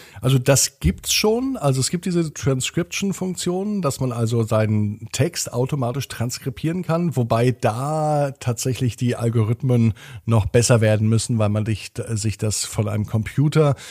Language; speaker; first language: German; native; German